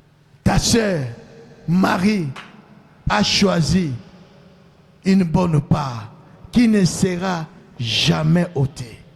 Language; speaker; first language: French; non-native, local second language; Lingala